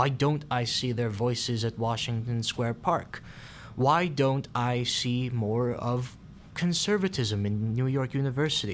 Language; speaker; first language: English; non-native, local second language; Filipino